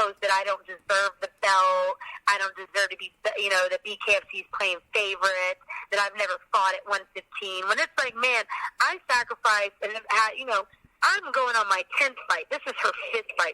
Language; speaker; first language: English; native; English